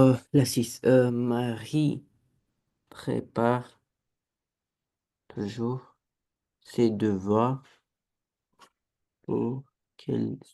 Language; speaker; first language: French; non-native, learner; Romanian